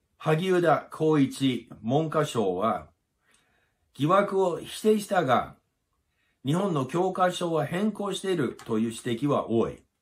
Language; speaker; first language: Japanese; non-native, fluent; English